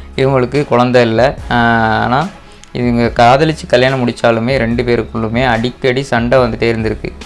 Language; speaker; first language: Tamil; native; Tamil